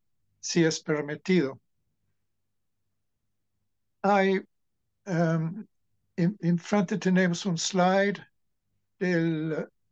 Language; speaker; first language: Spanish; non-native, fluent; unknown